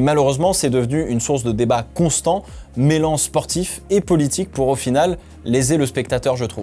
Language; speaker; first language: French; native; French